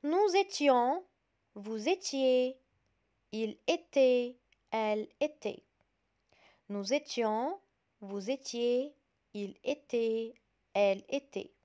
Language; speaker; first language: French; non-native, fluent; Arabic